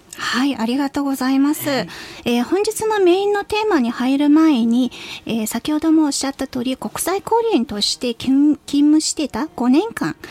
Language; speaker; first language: Japanese; non-native, fluent; Mongolian